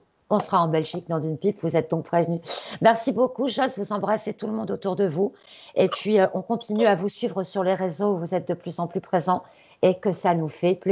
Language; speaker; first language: French; native; French